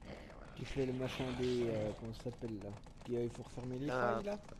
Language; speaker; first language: French; native; French